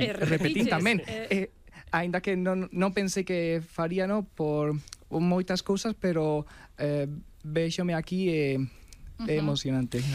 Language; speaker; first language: Galician; non-native, fluent; Spanish